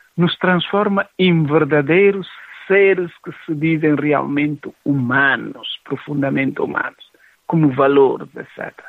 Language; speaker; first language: Portuguese; non-native, local second language; Upper Guinea Crioulo